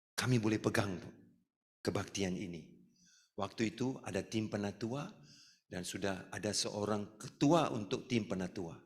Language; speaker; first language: Malay; non-native, local second language; Tamil